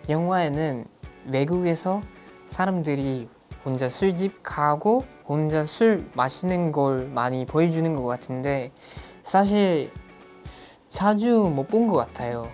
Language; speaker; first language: Korean; non-native, fluent; English